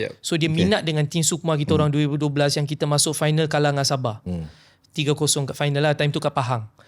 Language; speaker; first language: Malay; non-native, local second language; Tamil